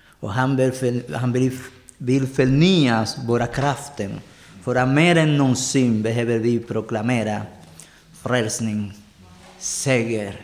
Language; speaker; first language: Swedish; non-native, learner; Spanish